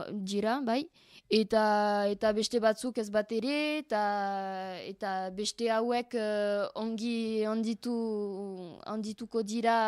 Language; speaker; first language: Basque; non-native, learner; French